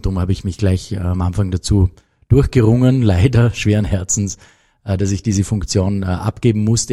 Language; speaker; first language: German; native; German